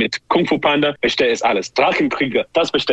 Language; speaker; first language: German; non-native, learner; English